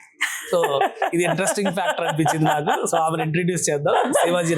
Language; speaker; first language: Telugu; native; Telugu